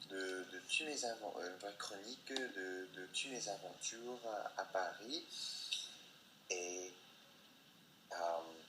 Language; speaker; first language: French; non-native, fluent; English